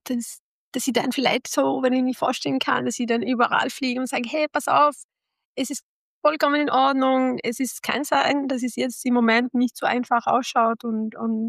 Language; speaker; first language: German; non-native, fluent; Arabic